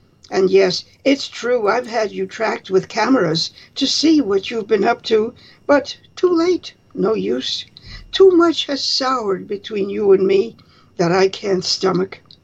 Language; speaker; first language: English; early bilingual, other home language; Spanish